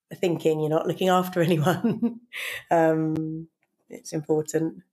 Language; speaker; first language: English; native; English